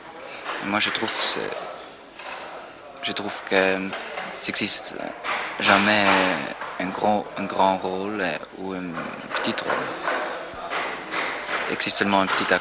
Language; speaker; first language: French; non-native, fluent; German